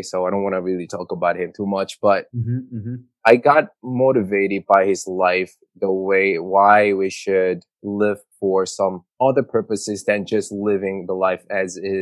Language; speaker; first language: English; non-native, fluent; Korean